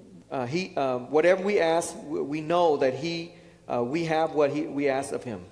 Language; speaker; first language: English; early bilingual, other home language; Vietnamese